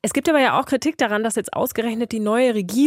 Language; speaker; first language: German; native; German